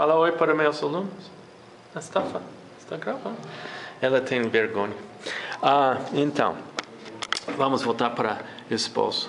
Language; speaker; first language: Portuguese; non-native, fluent; English